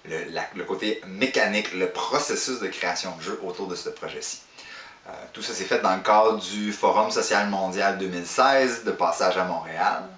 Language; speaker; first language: French; native; French